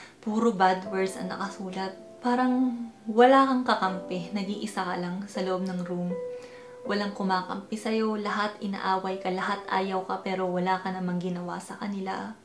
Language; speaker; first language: Filipino; early bilingual, heritage; Filipino